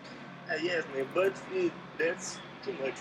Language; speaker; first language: English; non-native, learner; Portuguese